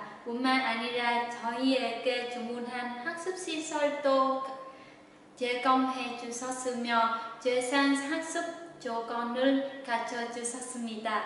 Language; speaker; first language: Korean; non-native, learner; Vietnamese